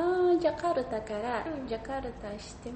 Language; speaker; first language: Japanese; non-native, learner; Indonesian